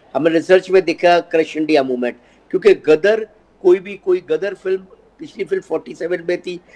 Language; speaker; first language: Hindi; native; Hindi